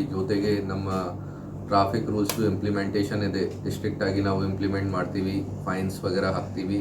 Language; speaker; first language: Kannada; non-native, fluent; Hindi